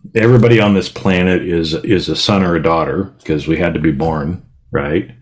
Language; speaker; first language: English; native; English